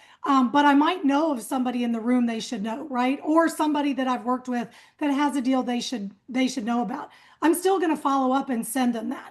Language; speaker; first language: English; native; English